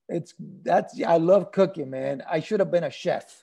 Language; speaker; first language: English; early bilingual, other home language; Spanish